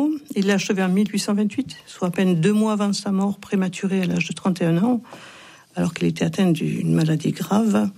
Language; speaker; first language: French; native; French